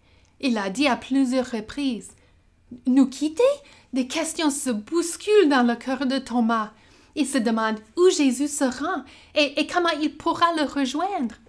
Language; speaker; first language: French; native; French